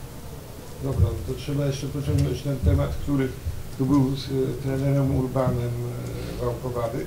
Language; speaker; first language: Polish; native; Polish